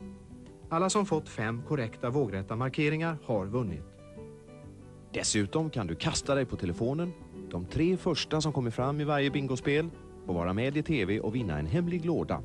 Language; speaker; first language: Swedish; native; Swedish